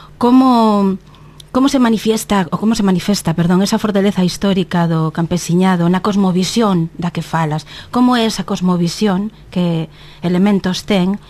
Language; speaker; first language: Galician; early bilingual, heritage; Galician